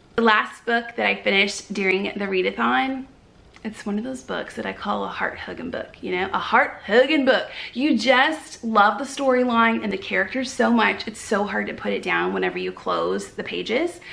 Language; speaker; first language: English; native; English